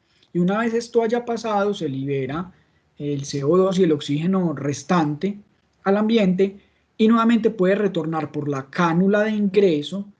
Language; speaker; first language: Spanish; native; Spanish